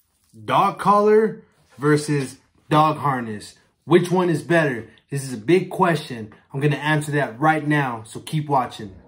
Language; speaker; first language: English; native; English